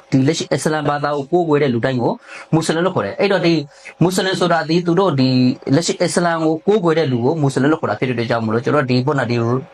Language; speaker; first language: Burmese; non-native, local second language; Rohingya